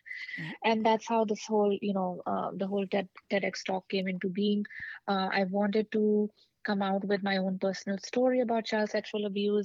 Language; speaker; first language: English; non-native, local second language; Hindi